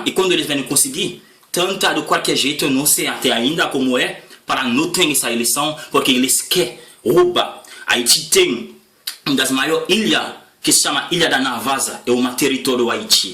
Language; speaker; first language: Portuguese; non-native, learner; Haitian Creole